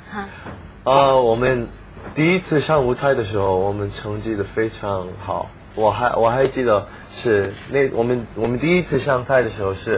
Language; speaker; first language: Chinese; non-native, learner; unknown